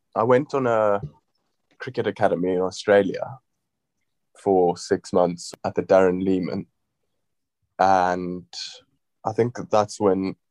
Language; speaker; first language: English; native; English